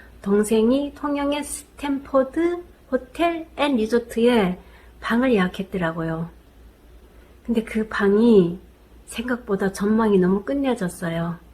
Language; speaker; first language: Korean; non-native, fluent; Chinese